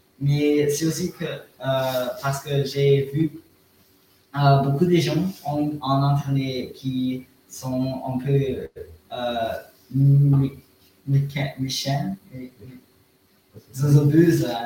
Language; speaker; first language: French; non-native, learner; German